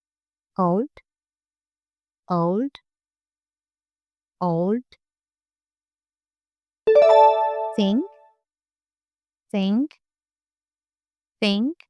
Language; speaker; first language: English; non-native, fluent; Polish